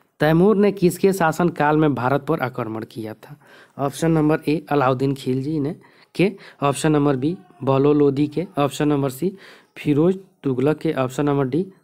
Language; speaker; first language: Hindi; native; Hindi